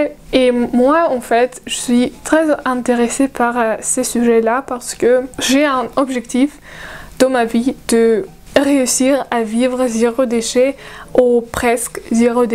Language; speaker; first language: French; non-native, fluent; Russian